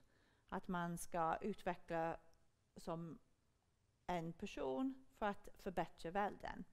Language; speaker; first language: Swedish; non-native, fluent; English